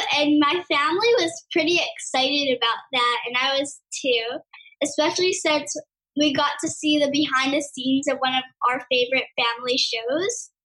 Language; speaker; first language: English; native; English